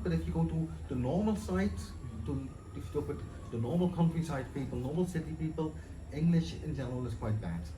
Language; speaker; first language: English; non-native, fluent; Dutch